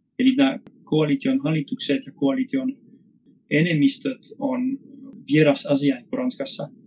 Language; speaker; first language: Finnish; non-native, fluent; French